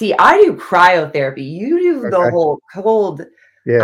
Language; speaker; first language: English; native; English